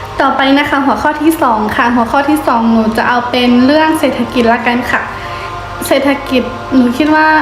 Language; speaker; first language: Thai; early bilingual, other home language; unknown